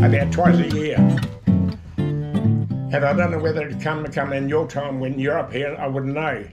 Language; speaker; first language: English; native; English